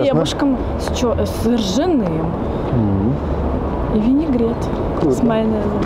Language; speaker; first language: Russian; native; Russian